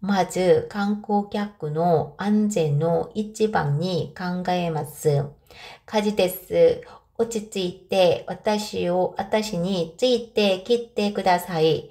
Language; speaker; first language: Japanese; non-native, fluent; Korean